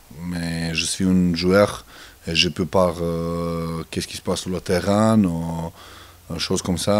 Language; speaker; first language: French; non-native, learner; Serbian